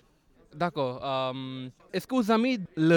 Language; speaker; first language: French; non-native, learner; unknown